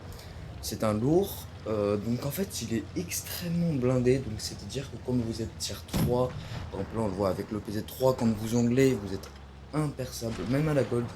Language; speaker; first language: French; native; French